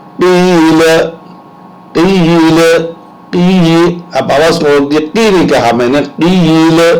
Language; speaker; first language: Urdu; native; Urdu